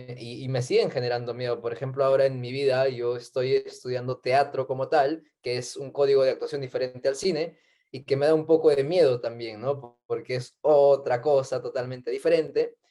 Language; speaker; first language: Spanish; non-native, local second language; Quechua